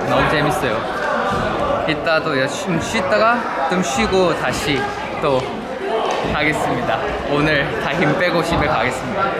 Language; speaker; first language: Korean; non-native, fluent; Thai